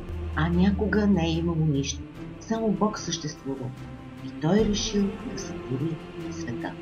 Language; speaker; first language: Bulgarian; native; Bulgarian